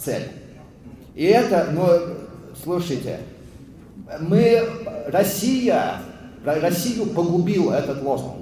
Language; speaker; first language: Russian; native; Russian